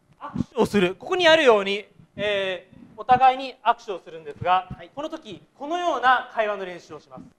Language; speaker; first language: Japanese; native; Japanese